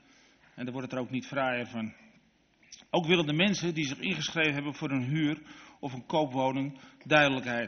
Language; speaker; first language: Dutch; native; Dutch